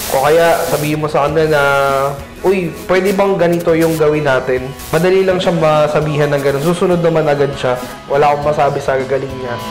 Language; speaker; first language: Filipino; native; Filipino